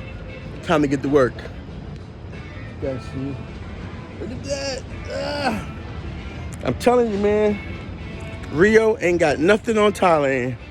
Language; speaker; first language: English; native; English